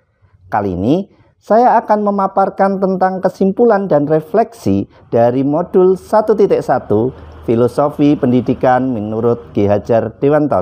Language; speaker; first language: Indonesian; non-native, local second language; Javanese